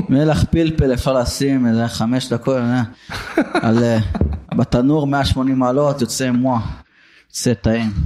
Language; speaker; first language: Hebrew; early bilingual, other home language; Arabic